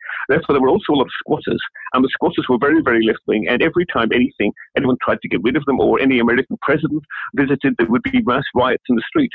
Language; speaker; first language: English; native; English